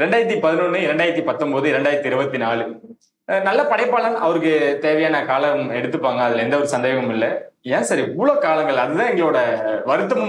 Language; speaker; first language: Tamil; native; Tamil